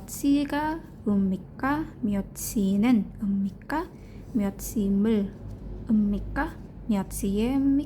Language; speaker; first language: Korean; non-native, learner; Indonesian